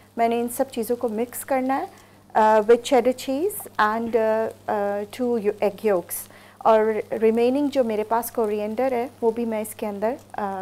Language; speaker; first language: Urdu; native; Urdu